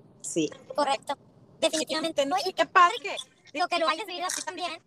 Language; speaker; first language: Spanish; native; Spanish